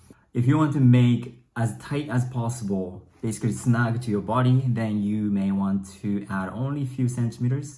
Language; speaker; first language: English; non-native, fluent; Japanese